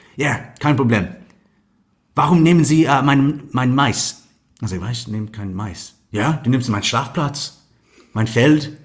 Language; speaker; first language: German; non-native, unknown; English